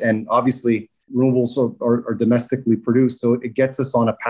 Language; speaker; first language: English; native; English